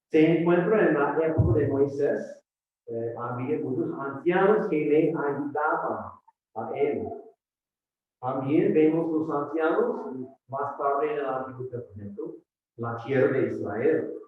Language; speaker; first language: Spanish; non-native, fluent; English